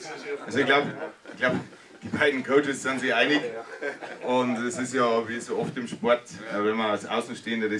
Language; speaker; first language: German; native; German